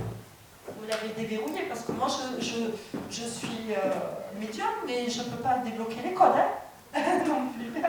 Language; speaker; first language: French; native; French